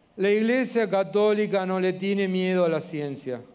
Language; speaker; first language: Spanish; native; Spanish